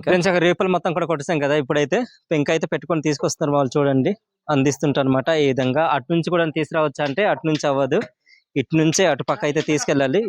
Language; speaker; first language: Telugu; non-native, local second language; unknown